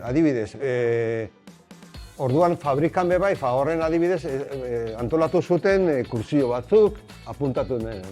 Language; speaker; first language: Basque; non-native, local second language; Spanish